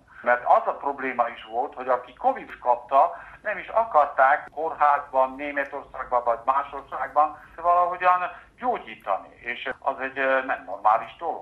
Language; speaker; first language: Hungarian; early bilingual, heritage; Hungarian